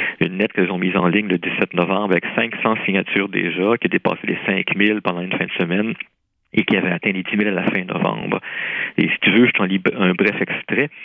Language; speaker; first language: French; native; French